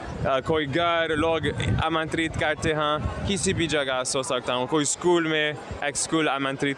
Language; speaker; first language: Hindi; non-native, learner; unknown